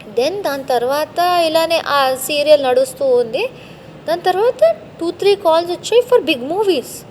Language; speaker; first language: Telugu; non-native, local second language; Tamil